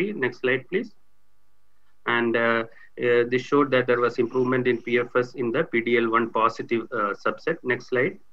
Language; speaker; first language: English; non-native, local second language; Tamil